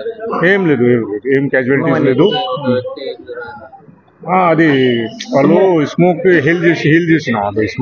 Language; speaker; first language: Telugu; non-native, local second language; Urdu